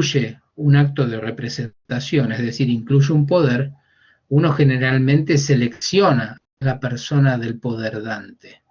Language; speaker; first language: Spanish; native; Spanish